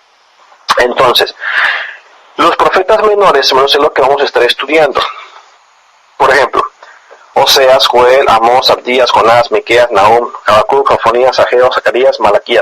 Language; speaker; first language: Spanish; native; Spanish